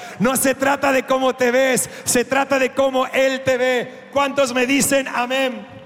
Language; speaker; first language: Spanish; non-native, fluent; English